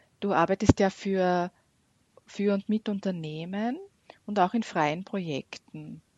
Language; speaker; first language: German; native; German